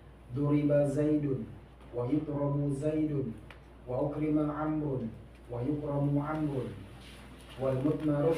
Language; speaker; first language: Arabic; non-native, learner; Indonesian